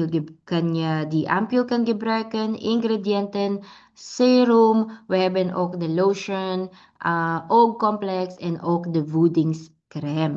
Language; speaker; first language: Dutch; non-native, learner; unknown